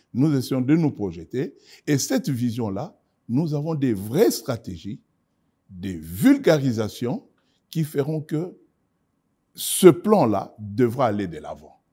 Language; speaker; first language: French; non-native, local second language; Lingala